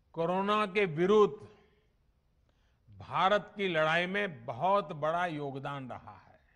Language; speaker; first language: Hindi; non-native, local second language; Gujarati